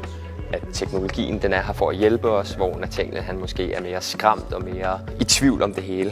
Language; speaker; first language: Danish; native; Danish